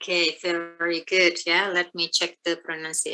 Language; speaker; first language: English; non-native, fluent; Indonesian